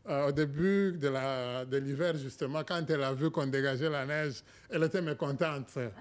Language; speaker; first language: French; non-native, local second language; Swahili